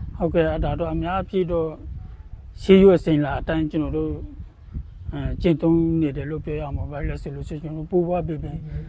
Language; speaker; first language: Burmese; non-native, local second language; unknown